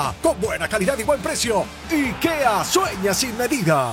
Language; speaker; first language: Spanish; native; Spanish